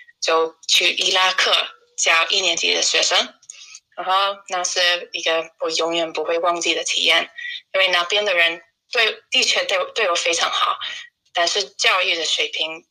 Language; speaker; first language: Chinese; non-native, fluent; English